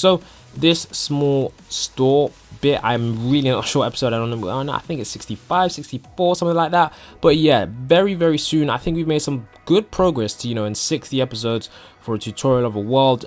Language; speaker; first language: English; native; English